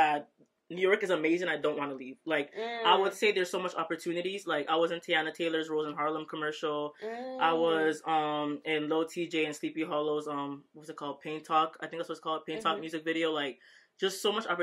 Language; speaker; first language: English; native; English